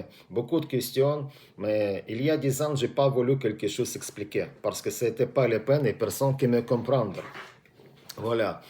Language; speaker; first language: French; non-native, learner; Russian